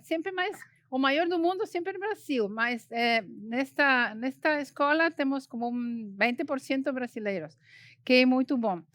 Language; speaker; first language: Portuguese; non-native, fluent; Spanish